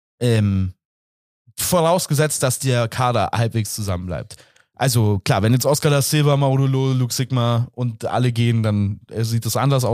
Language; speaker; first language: German; native; German